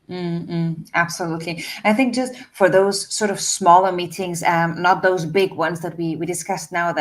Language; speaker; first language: English; non-native, fluent; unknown